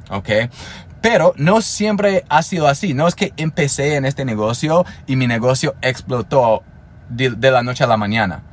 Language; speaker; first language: Spanish; non-native, fluent; English